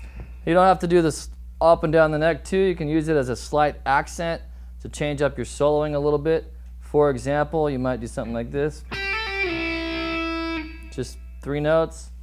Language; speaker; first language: English; native; English